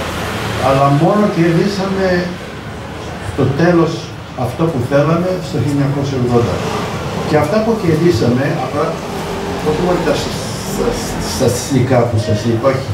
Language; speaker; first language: Greek; early bilingual, heritage; Greek